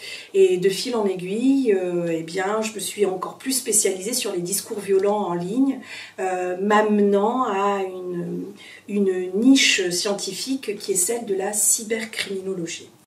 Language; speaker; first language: French; native; French